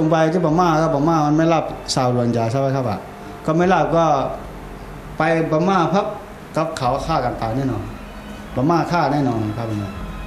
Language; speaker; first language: Thai; non-native, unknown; Rohingya